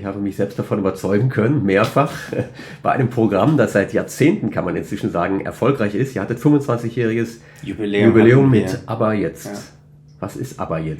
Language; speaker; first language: German; native; German